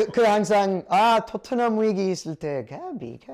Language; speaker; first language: Korean; non-native, learner; English